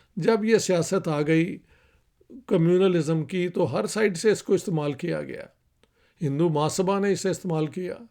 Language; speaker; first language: Urdu; non-native, local second language; Punjabi